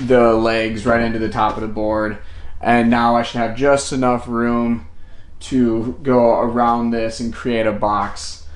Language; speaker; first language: English; native; English